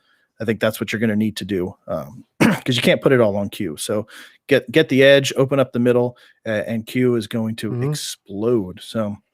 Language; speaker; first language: English; native; English